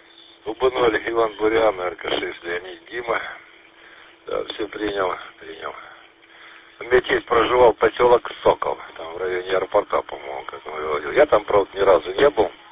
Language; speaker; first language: Russian; native; Russian